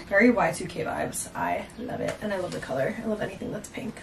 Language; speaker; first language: English; native; English